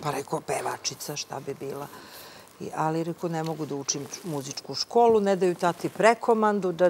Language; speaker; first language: Serbian; native; Serbian